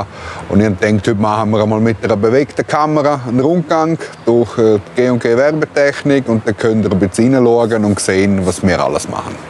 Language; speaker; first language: German; native; German